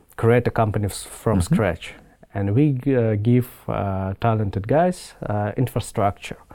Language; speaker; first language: English; non-native, fluent; Ukrainian